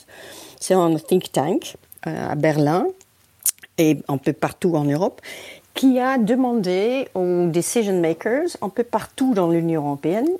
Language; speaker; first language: French; non-native, fluent; Dutch